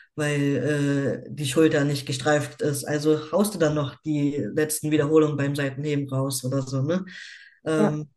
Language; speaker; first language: German; native; German